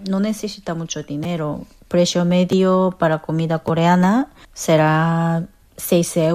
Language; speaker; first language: Spanish; non-native, fluent; Korean